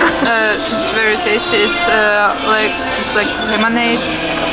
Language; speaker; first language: English; non-native, fluent; Russian